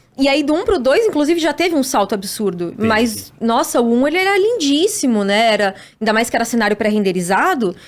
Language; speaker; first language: Portuguese; native; Portuguese